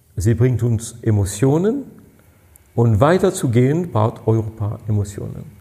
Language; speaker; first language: German; non-native, fluent; French